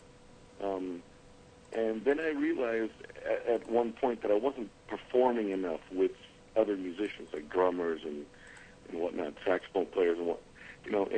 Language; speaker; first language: English; native; English